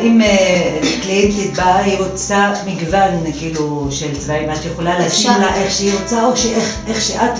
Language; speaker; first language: Hebrew; native; Hebrew